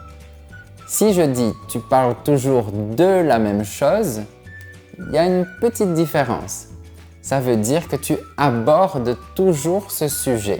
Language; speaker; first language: French; native; French